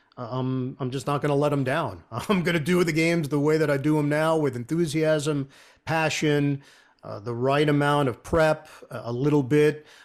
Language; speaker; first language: English; native; English